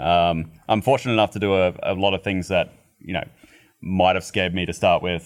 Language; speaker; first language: English; native; English